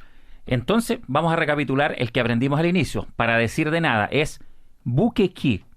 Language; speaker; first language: Spanish; native; Spanish